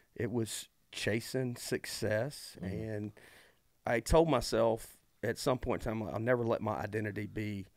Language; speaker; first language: English; native; English